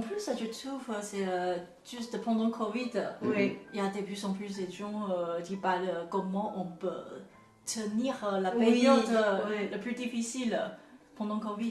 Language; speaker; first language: French; non-native, fluent; Chinese